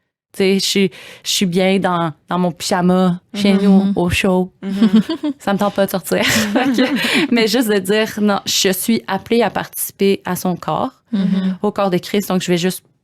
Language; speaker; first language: French; native; French